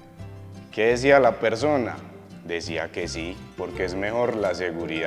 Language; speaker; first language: Spanish; native; Spanish